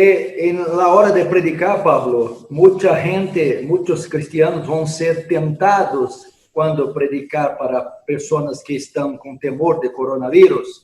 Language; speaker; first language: Spanish; non-native, fluent; Portuguese